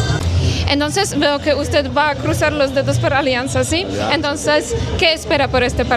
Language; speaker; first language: Spanish; non-native, fluent; Polish